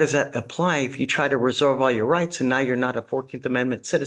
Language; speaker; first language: English; native; English